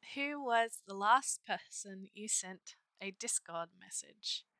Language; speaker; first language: English; native; English